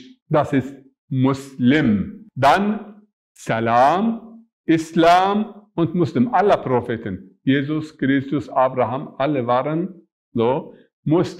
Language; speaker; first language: German; non-native, fluent; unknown